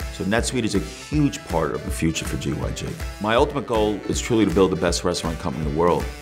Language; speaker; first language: English; native; English